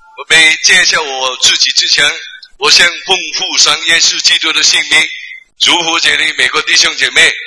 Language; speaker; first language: Chinese; non-native, local second language; Cantonese